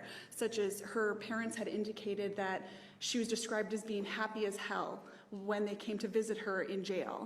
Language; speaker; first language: English; native; English